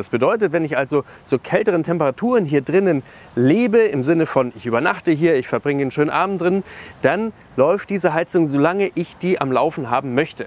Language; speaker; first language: German; native; German